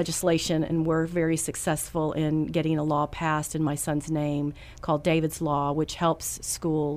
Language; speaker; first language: English; native; English